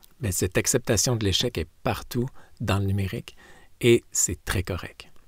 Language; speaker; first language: French; native; French